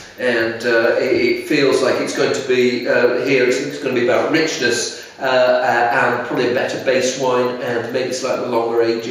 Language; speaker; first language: English; native; English